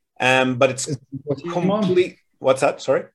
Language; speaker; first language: English; native; English